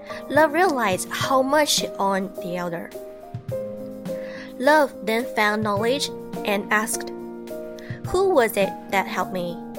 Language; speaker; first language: English; non-native, fluent; Chinese